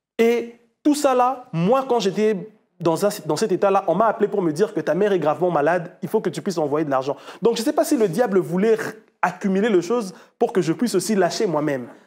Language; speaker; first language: French; non-native, local second language; Lingala